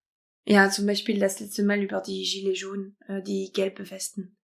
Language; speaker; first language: German; non-native, fluent; French